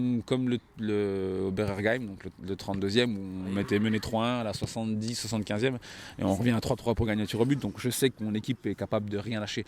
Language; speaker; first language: French; native; French